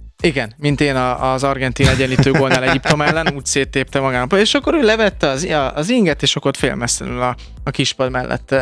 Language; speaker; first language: Hungarian; native; Hungarian